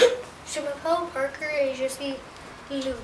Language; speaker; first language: French; non-native, learner; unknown